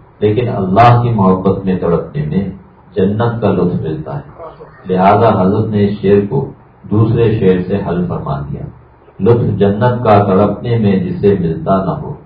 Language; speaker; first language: Urdu; native; Urdu